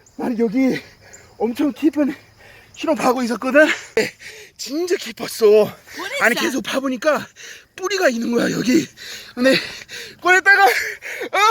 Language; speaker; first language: Korean; non-native, fluent; English